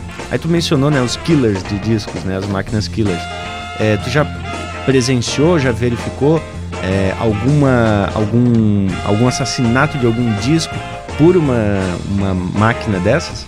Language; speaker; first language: Portuguese; native; Portuguese